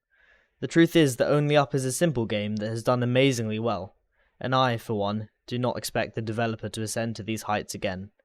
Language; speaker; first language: English; native; English